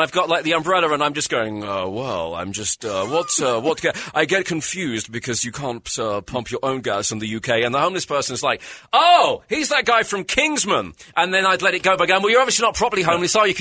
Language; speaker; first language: English; native; English